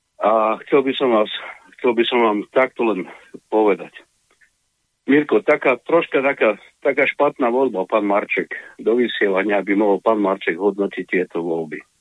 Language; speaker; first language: Slovak; non-native, fluent; Russian